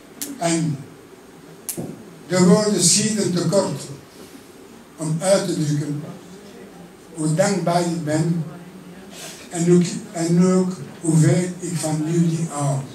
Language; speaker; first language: Dutch; early bilingual, other home language; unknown